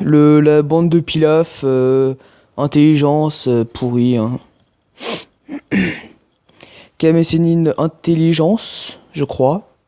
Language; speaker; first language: French; native; French